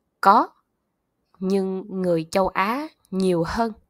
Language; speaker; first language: Vietnamese; non-native, learner; German